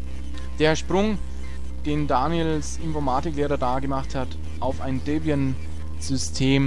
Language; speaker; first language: German; native; German